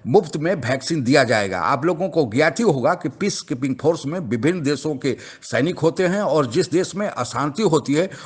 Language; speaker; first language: Hindi; native; Hindi